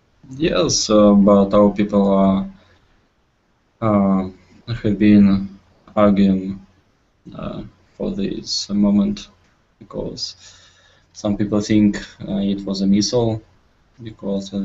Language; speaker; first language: English; non-native, learner; Russian